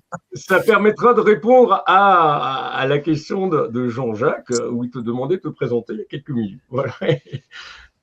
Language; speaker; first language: French; native; French